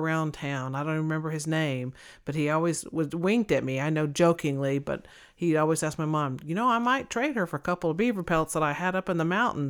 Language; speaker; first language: English; native; English